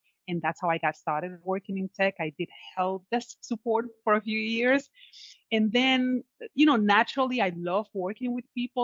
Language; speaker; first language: English; non-native, fluent; Spanish